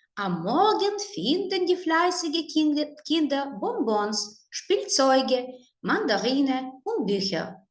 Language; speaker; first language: German; non-native, fluent; Ukrainian